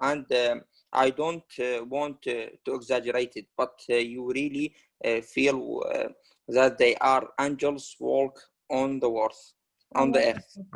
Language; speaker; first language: English; non-native, learner; Arabic